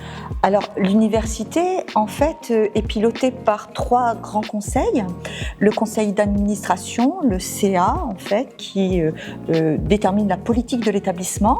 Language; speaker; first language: French; native; French